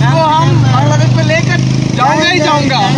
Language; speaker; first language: Hindi; non-native, learner; Bangla